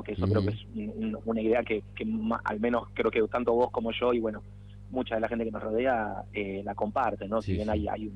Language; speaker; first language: Spanish; native; Spanish